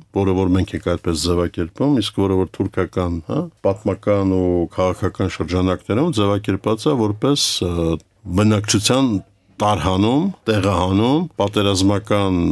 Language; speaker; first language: Armenian; native; Armenian